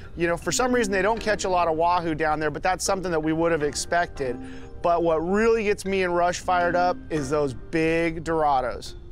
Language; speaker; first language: English; native; English